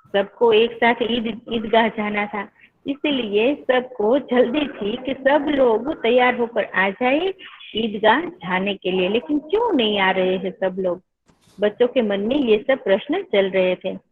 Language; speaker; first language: Hindi; non-native, local second language; Gujarati